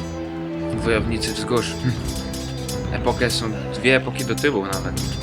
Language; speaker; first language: Polish; native; Polish